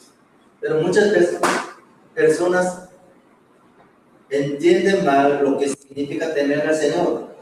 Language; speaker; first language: Spanish; non-native, fluent; Korean